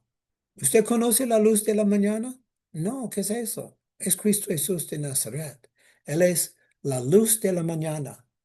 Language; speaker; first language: Spanish; non-native, fluent; English